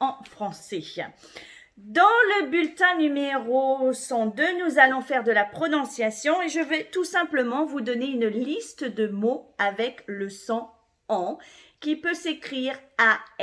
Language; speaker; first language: French; native; French